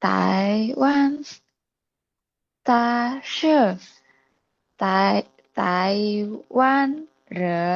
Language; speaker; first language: Chinese; non-native, learner; Indonesian